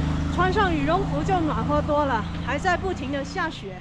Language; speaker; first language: Chinese; native; Chinese